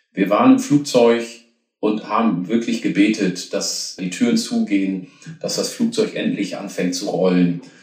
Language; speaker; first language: German; early bilingual, other home language; Oromo